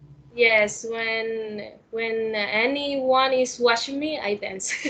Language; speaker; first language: English; non-native, learner; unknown